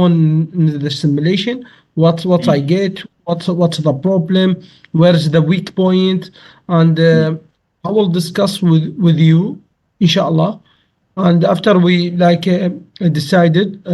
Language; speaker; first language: English; non-native, learner; Arabic